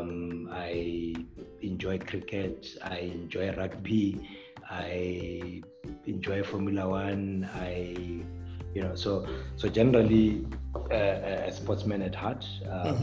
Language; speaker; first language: English; non-native, local second language; Tswana